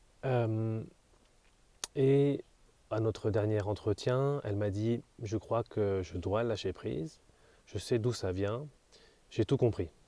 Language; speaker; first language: French; native; French